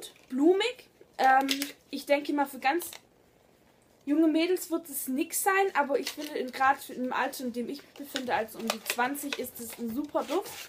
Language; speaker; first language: German; native; German